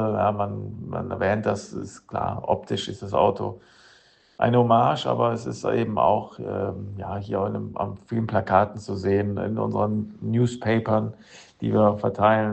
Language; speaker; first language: German; native; German